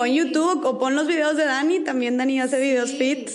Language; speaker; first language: Spanish; native; Spanish